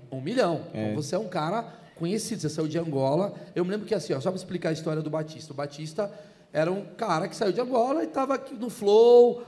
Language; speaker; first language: Portuguese; native; Portuguese